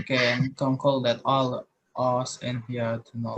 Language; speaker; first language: English; non-native, learner; Indonesian